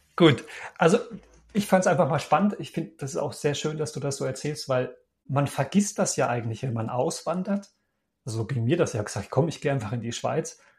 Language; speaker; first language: German; native; German